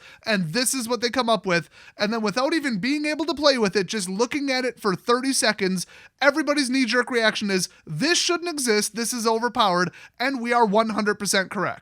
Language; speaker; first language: English; native; English